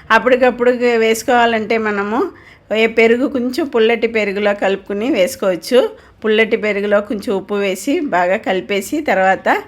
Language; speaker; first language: Telugu; non-native, local second language; Tamil